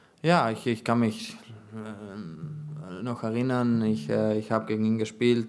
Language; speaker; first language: German; non-native, fluent; Italian